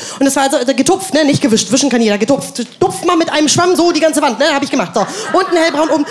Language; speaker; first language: German; native; German